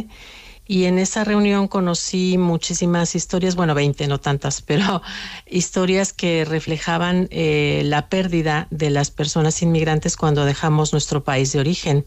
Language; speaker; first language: Spanish; native; Spanish